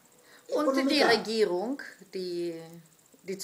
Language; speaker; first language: German; non-native, fluent; Greek